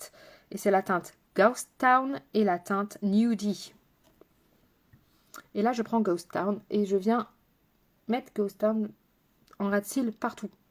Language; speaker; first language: French; native; French